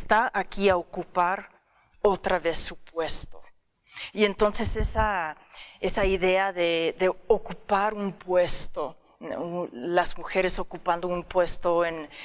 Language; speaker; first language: Spanish; early bilingual, heritage; English